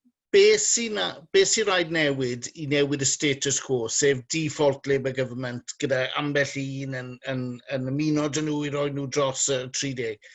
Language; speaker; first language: Welsh; native; Welsh